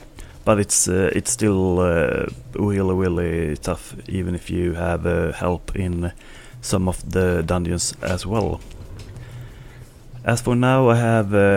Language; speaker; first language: English; non-native, fluent; Swedish